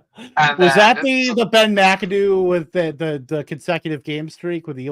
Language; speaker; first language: English; native; English